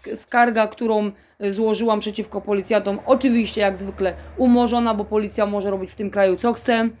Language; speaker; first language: Polish; native; Polish